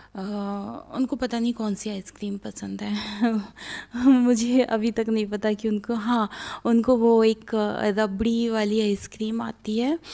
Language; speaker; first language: Hindi; native; Hindi